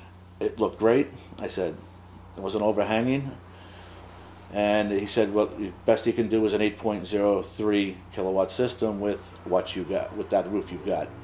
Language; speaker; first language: English; native; English